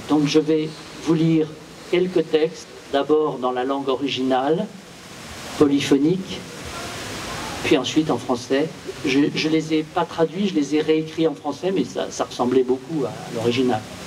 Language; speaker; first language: French; native; French